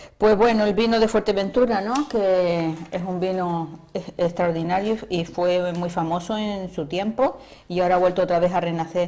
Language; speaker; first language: Spanish; native; Spanish